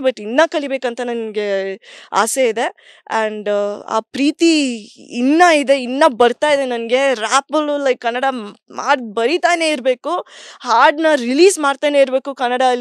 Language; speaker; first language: Kannada; early bilingual, heritage; English